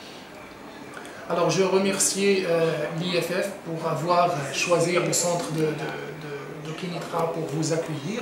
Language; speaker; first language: French; non-native, local second language; Arabic